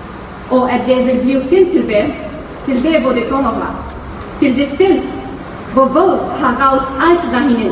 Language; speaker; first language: Danish; non-native, fluent; Arabic